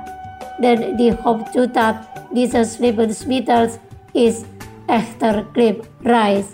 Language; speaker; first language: German; non-native, fluent; Indonesian